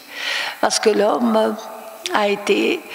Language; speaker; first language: French; non-native, local second language; Arabic